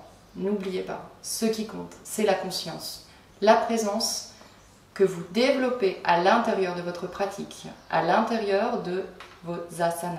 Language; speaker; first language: French; native; French